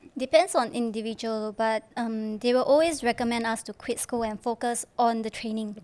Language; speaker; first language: English; non-native, local second language; Chinese